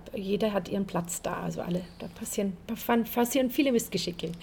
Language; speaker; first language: German; native; German